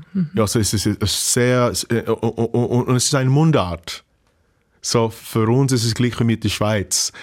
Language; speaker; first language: German; non-native, fluent; English